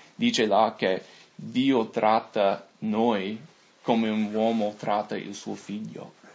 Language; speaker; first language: Italian; non-native, fluent; English